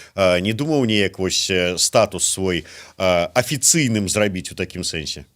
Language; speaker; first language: Belarusian; native; Belarusian